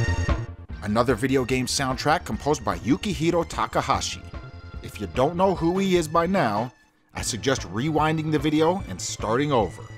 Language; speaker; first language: English; native; English